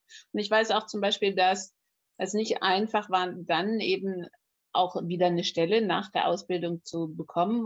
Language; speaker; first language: German; native; German